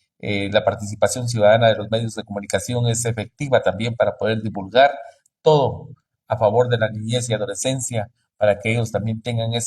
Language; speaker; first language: Spanish; native; Spanish